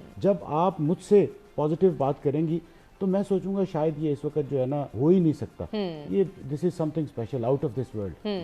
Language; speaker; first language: Urdu; native; Urdu